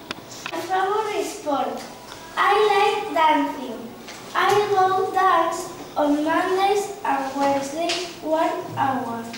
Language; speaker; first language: English; non-native, learner; Spanish